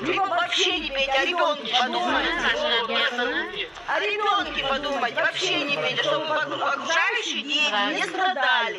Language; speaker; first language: Russian; native; Russian